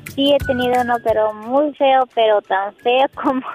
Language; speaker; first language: Spanish; native; Spanish